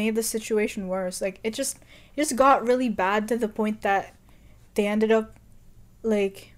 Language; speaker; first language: English; non-native, local second language; Filipino